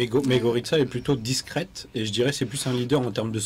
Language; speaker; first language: French; native; French